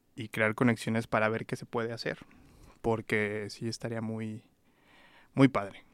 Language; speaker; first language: Spanish; native; Spanish